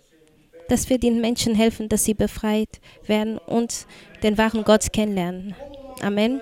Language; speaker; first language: German; non-native, fluent; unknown